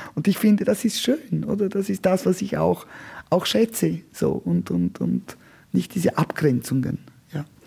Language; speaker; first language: German; non-native, local second language; Romansh